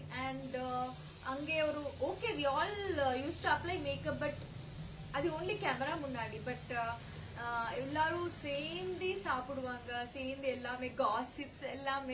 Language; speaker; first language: Tamil; non-native, learner; Telugu